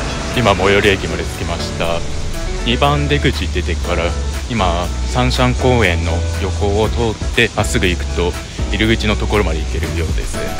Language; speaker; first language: Japanese; native; Japanese